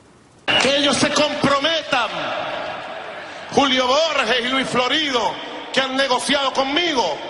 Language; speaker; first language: Spanish; native; Spanish